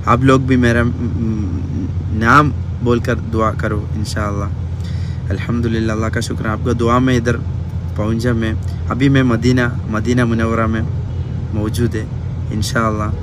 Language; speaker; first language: Hindi; non-native, local second language; Malayalam